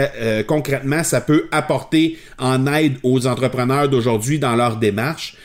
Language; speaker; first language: French; native; French